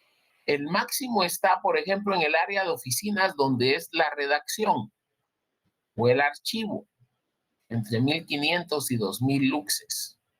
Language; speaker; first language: Spanish; native; Spanish